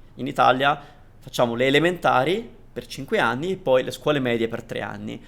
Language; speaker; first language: Italian; native; Italian